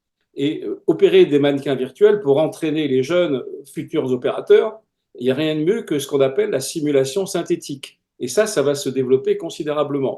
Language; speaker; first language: French; native; French